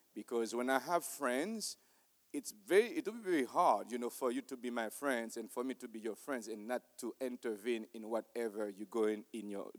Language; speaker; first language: English; non-native, fluent; Haitian Creole